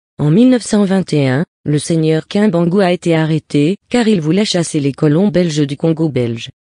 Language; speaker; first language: French; non-native, local second language; Lingala